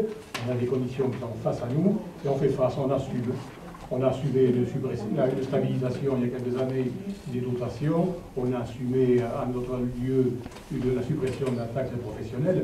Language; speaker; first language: French; native; French